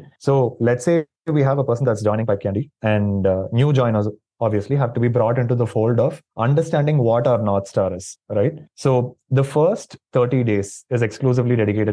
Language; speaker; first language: English; non-native, local second language; Tamil